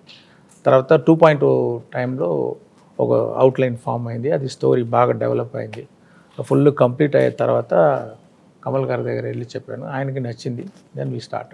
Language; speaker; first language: Telugu; non-native, fluent; Tamil